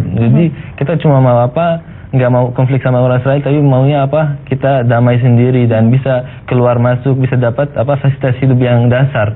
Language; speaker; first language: Indonesian; non-native, fluent; Arabic